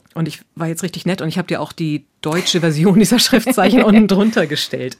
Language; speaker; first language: German; native; German